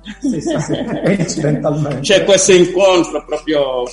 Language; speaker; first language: Italian; non-native, fluent; Wolof